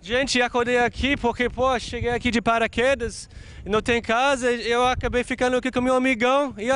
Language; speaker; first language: Portuguese; non-native, fluent; English